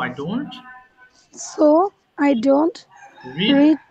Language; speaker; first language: English; non-native, fluent; Bangla